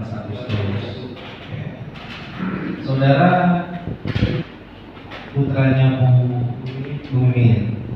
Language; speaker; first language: Indonesian; native; Indonesian